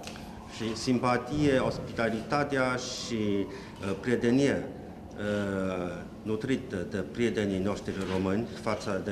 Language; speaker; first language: Romanian; non-native, fluent; Chinese